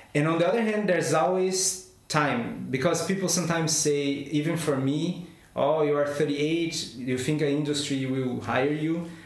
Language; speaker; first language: English; non-native, fluent; Portuguese